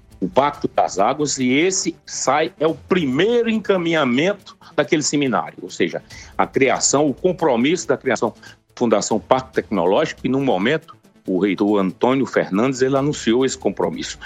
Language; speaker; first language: Portuguese; native; Portuguese